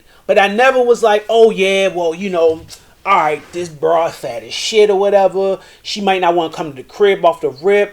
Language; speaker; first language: English; native; English